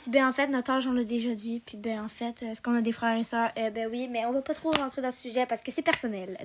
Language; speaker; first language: French; native; French